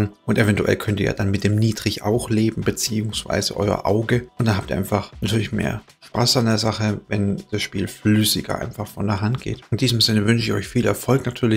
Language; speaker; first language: German; native; German